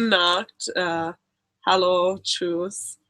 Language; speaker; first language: German; non-native, learner; English